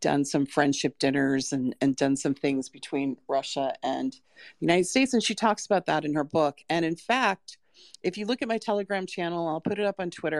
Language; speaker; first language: English; native; English